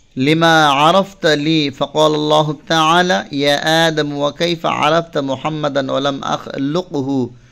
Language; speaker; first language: Arabic; non-native, fluent; Bangla